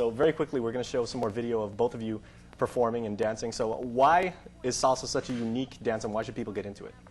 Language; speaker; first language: English; native; English